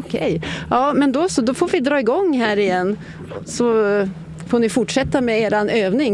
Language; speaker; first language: Swedish; native; Swedish